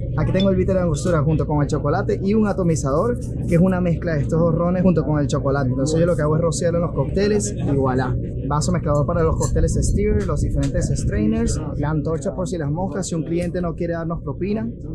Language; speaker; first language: Spanish; native; Spanish